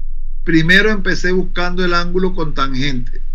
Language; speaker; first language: Spanish; native; Spanish